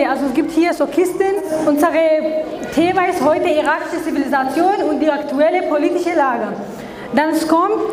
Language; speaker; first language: German; non-native, learner; Kurdish